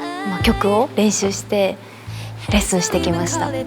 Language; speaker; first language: Japanese; native; Japanese